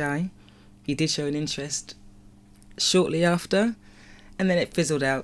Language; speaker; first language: English; native; English